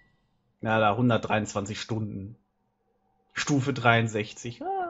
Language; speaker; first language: German; native; German